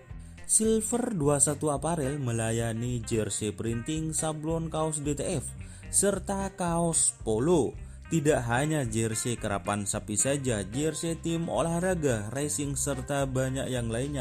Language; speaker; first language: Indonesian; native; Indonesian